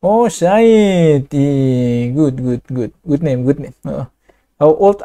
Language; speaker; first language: English; non-native, learner; Indonesian